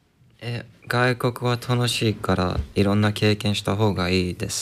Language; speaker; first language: Japanese; non-native, learner; English